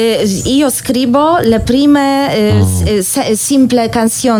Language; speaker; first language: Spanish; non-native, learner; Polish